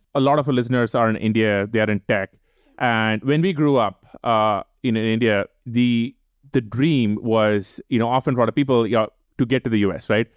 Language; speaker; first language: English; non-native, local second language; Tamil